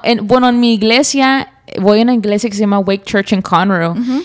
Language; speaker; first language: Spanish; early bilingual, heritage; Spanish